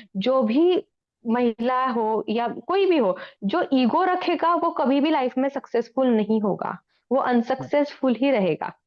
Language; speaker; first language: Hindi; non-native, local second language; Marathi